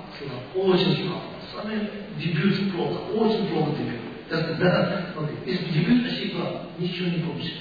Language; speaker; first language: Russian; non-native, learner; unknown